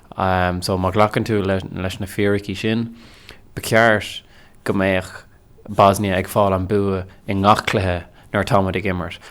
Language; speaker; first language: Irish; non-native, local second language; English